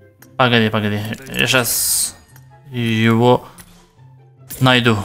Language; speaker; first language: Russian; non-native, local second language; Uzbek